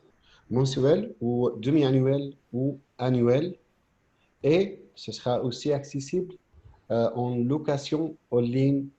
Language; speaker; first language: French; non-native, fluent; Arabic